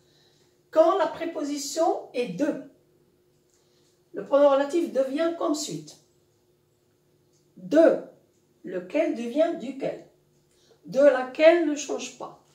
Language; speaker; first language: French; non-native, local second language; Arabic